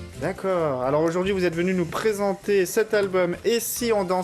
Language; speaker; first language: French; native; French